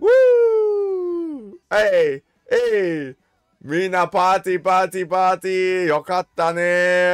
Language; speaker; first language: Japanese; non-native, learner; English